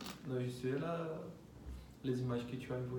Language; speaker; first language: French; non-native, learner; Portuguese